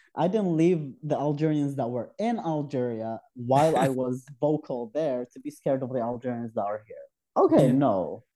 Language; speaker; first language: English; non-native, fluent; Arabic